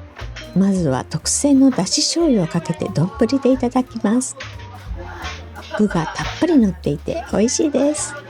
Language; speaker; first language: Japanese; native; Japanese